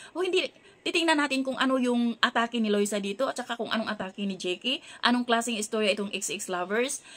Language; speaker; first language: Filipino; non-native, local second language; Cebuano